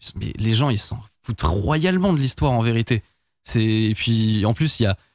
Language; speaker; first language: French; native; French